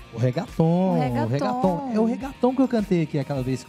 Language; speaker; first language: Portuguese; native; Portuguese